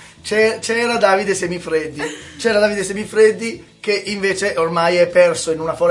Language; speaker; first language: Italian; native; Italian